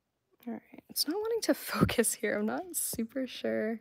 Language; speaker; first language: English; native; English